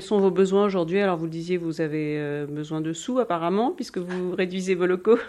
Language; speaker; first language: French; native; French